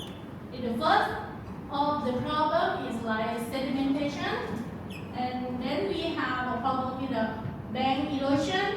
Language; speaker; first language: English; non-native, learner; Thai